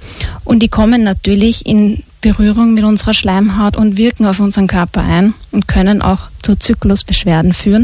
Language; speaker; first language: German; native; German